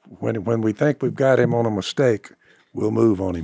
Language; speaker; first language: English; native; English